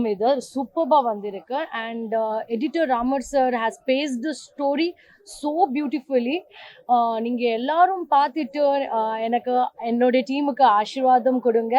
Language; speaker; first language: Tamil; non-native, learner; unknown